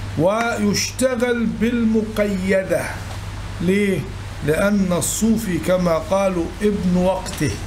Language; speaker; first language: Arabic; native; Arabic